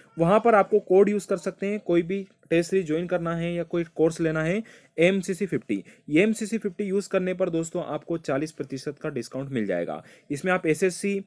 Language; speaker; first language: Hindi; native; Hindi